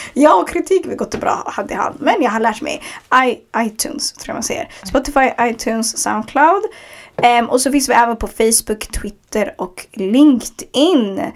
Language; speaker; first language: Swedish; early bilingual, other home language; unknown